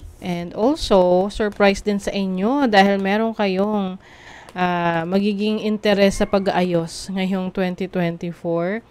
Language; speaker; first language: Filipino; native; Filipino